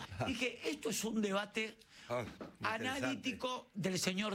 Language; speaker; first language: Spanish; native; Spanish